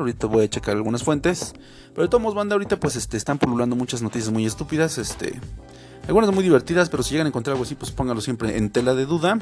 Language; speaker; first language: Spanish; native; Spanish